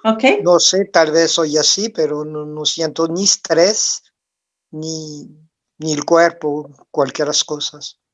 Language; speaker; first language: Spanish; non-native, learner; French